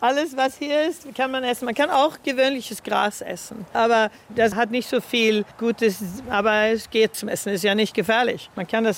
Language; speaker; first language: German; early bilingual, heritage; German